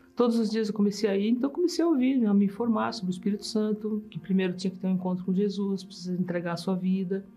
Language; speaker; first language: Portuguese; early bilingual, other home language; German